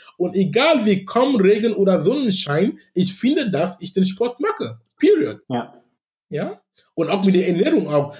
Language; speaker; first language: German; non-native, fluent; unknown